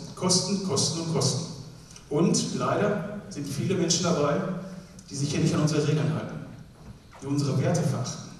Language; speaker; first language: German; native; German